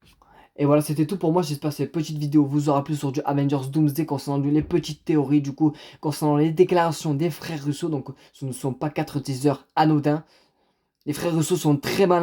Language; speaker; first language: French; native; French